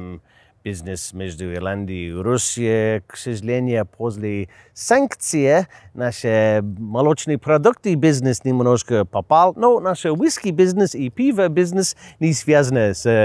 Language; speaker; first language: Russian; non-native, learner; English